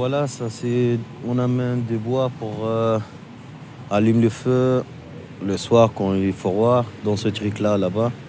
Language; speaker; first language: French; non-native, local second language; Arabic